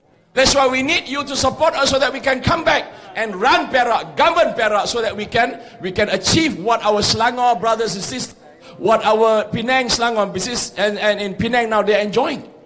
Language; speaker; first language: English; non-native, local second language; Malay